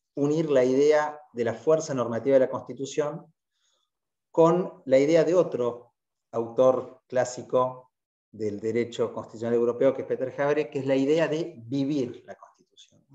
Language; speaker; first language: Spanish; native; Spanish